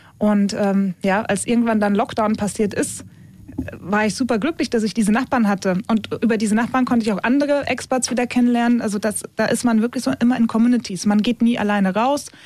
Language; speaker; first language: German; early bilingual, other home language; Turkish